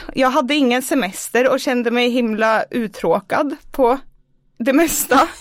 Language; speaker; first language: Swedish; native; Swedish